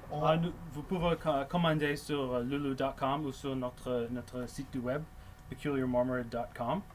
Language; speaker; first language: French; non-native, local second language; English